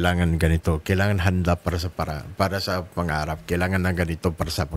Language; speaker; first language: Filipino; non-native, learner; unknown